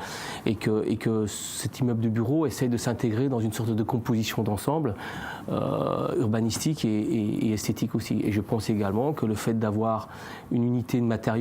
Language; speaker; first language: French; native; French